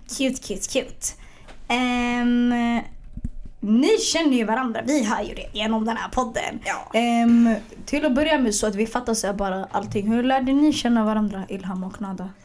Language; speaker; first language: Swedish; early bilingual, other home language; Arabic